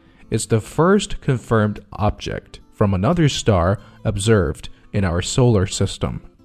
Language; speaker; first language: English; non-native, fluent; Chinese